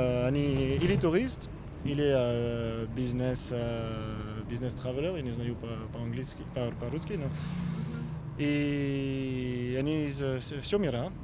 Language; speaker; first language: Russian; non-native, learner; French